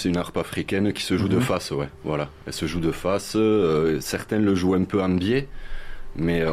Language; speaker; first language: French; native; French